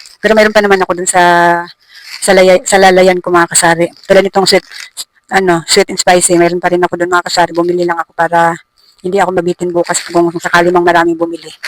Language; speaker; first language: Filipino; non-native, local second language; Cebuano